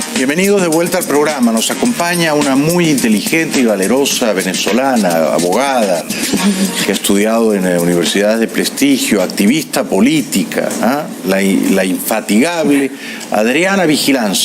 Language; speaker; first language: Spanish; native; Spanish